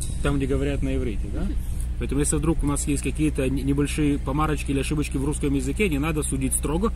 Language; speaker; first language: Russian; native; Russian